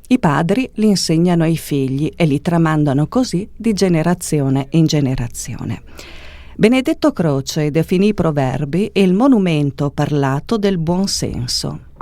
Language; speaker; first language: Italian; native; Italian